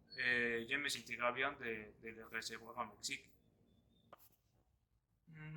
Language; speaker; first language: French; non-native, learner; Spanish